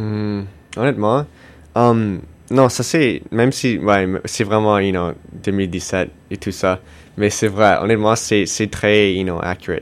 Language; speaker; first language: French; non-native, local second language; English